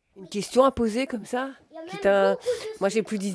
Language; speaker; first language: French; native; French